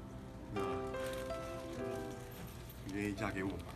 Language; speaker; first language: Chinese; native; Chinese